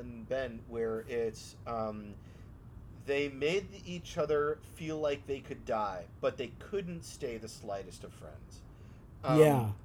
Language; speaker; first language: English; native; English